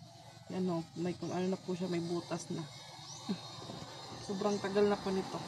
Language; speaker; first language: Filipino; native; Filipino